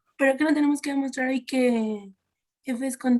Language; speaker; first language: Spanish; native; Spanish